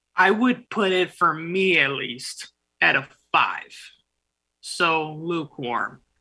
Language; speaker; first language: English; native; English